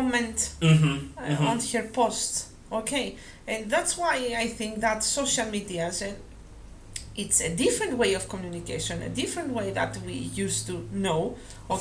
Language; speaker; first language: English; non-native, fluent; Greek